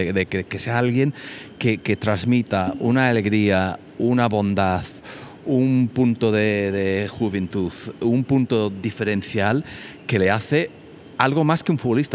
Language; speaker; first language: Spanish; non-native, fluent; English